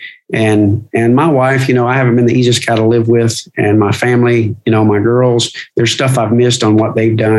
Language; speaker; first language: English; native; English